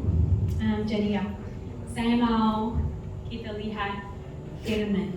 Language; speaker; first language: Indonesian; non-native, fluent; English